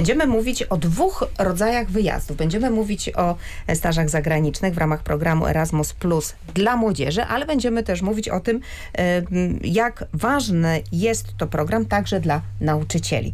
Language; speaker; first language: Polish; native; Polish